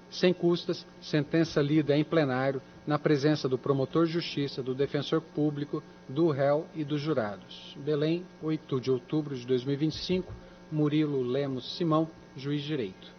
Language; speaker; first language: Portuguese; native; Portuguese